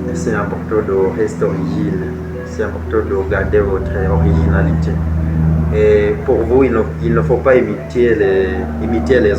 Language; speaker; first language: French; non-native, fluent; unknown